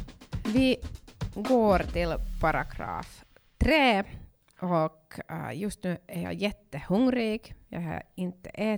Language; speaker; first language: Swedish; non-native, learner; Finnish